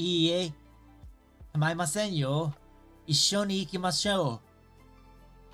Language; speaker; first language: Japanese; non-native, learner; English